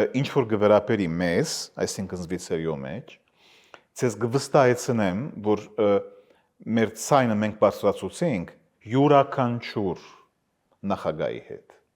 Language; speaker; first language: Armenian; early bilingual, heritage; Armenian